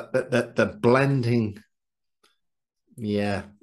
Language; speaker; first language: English; native; English